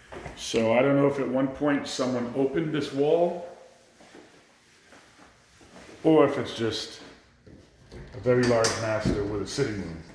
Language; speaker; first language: English; native; English